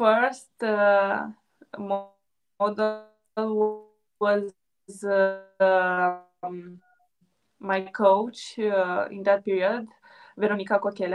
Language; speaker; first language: English; non-native, fluent; Romanian